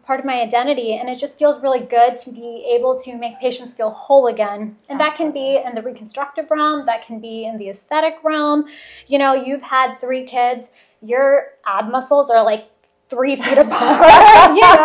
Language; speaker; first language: English; early bilingual, other home language; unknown